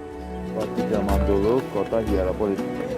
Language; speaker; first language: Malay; non-native, fluent; Turkish